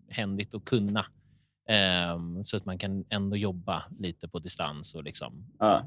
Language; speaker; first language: Swedish; native; Swedish